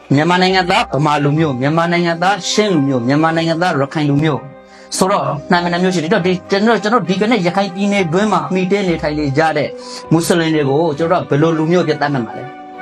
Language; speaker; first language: Burmese; non-native, local second language; Rohingya